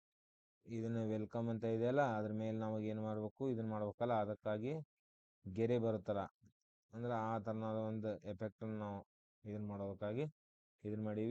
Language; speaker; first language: Kannada; native; Kannada